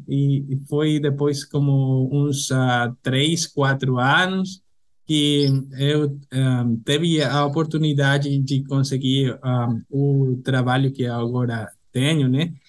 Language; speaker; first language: Portuguese; non-native, fluent; Spanish